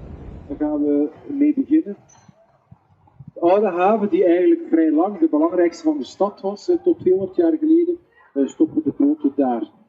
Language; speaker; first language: Dutch; native; Dutch